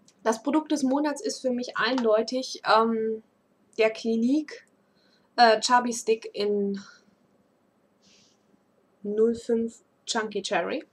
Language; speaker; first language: German; native; German